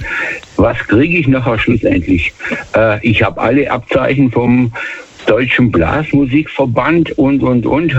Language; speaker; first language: German; native; German